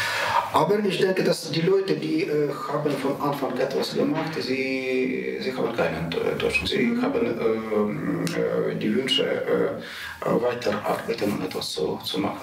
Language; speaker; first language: German; non-native, learner; Ukrainian